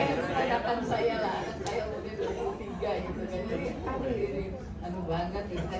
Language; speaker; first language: Indonesian; native; Indonesian